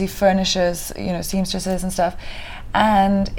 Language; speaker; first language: English; native; English